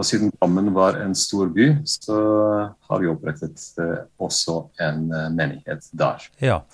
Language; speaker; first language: Norwegian; non-native, fluent; Bosnian